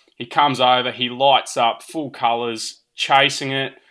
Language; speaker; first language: English; early bilingual, other home language; Portuguese